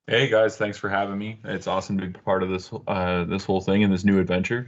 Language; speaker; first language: English; native; English